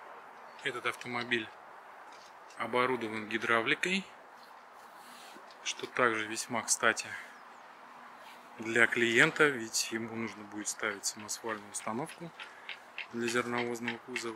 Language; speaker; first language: Russian; native; Russian